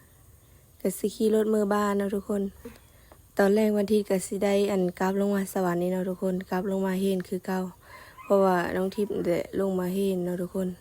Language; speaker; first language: Thai; non-native, local second language; Northeastern Thai